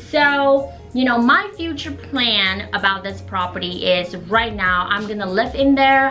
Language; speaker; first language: English; non-native, fluent; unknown